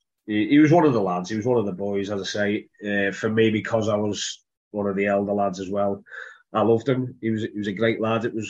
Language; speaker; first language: English; native; English